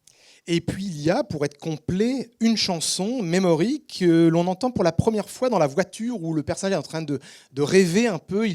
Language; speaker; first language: French; native; French